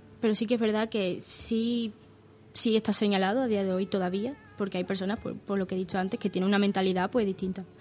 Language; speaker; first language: Spanish; early bilingual, other home language; Portuguese